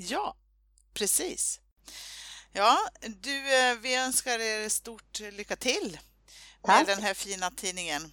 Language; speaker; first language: Swedish; native; Swedish